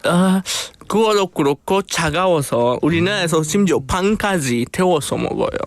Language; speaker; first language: Korean; non-native, fluent; Spanish